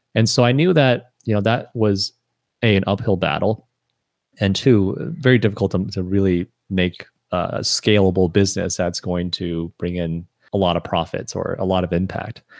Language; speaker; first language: English; early bilingual, other home language; Chinese